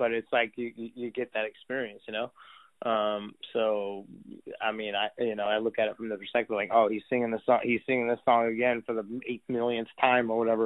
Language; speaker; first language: English; native; English